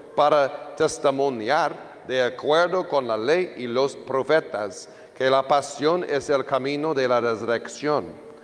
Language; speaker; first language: Spanish; non-native, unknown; English